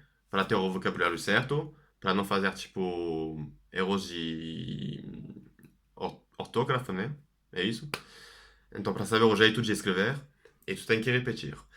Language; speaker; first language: Portuguese; non-native, fluent; French